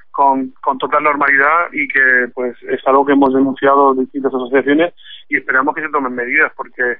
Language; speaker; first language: Spanish; native; Spanish